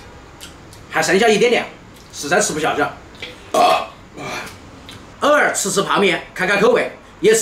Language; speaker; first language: Chinese; native; Chinese